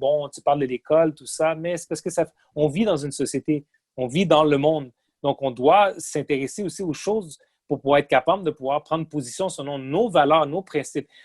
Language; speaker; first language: French; native; French